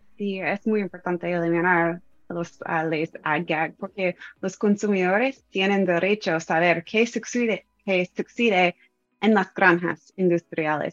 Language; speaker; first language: Spanish; non-native, fluent; English